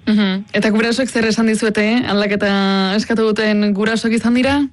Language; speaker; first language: Basque; native; Basque